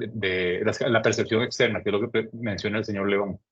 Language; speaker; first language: Spanish; native; Spanish